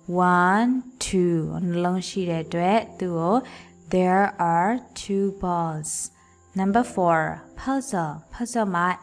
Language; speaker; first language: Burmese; non-native, local second language; Karen languages